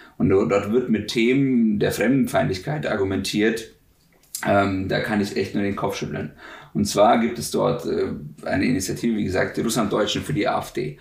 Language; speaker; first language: German; native; German